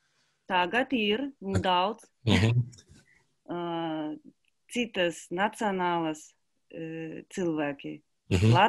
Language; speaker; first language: Latvian; non-native, learner; Kazakh